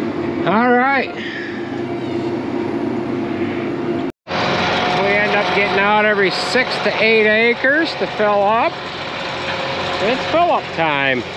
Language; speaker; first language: English; native; English